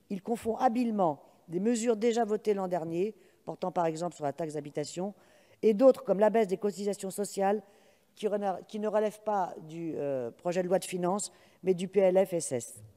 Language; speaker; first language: French; native; French